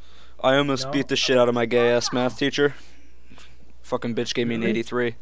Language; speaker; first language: English; native; English